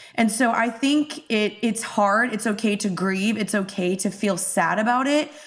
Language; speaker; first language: English; native; English